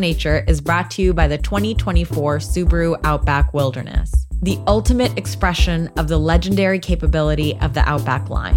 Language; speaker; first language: English; non-native, local second language; Urdu